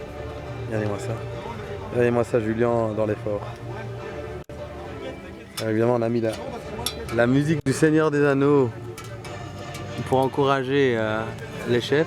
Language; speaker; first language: French; native; French